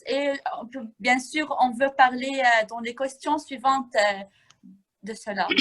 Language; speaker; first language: French; non-native, fluent; Arabic